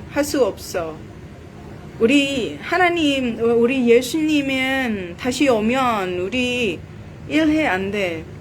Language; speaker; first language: Korean; non-native, learner; Vietnamese